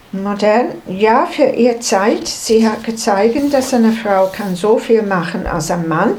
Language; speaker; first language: German; non-native, learner; English